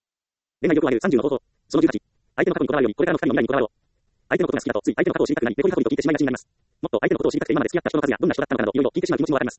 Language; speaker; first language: Japanese; native; Japanese